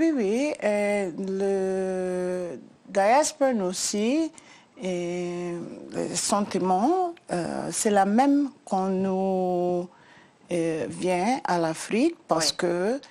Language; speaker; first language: French; non-native, learner; English